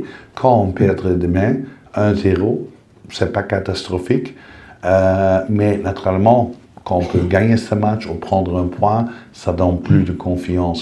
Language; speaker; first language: French; non-native, fluent; Dutch